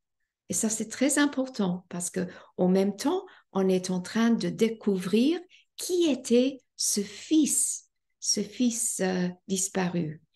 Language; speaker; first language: French; non-native, fluent; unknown